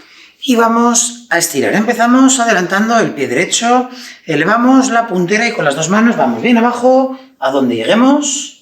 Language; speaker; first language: Spanish; native; Spanish